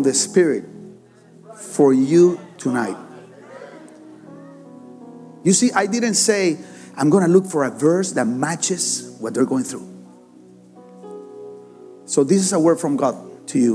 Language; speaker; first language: English; non-native, fluent; Spanish